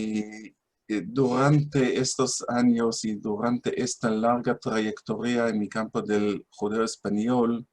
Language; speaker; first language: Spanish; non-native, fluent; Hebrew